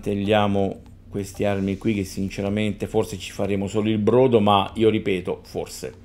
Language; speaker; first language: Italian; native; Italian